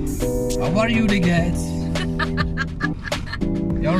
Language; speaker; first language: English; non-native, learner; Czech